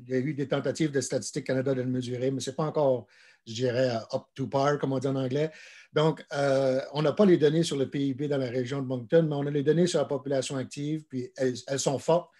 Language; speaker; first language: French; native; French